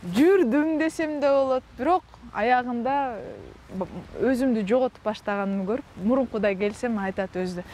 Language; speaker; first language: Kyrgyz; non-native, local second language; Russian